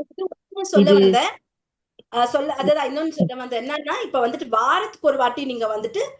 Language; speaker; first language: Tamil; native; Tamil